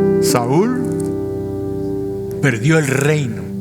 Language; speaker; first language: Spanish; native; Spanish